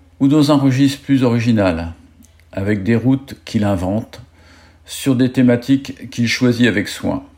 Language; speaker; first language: French; native; French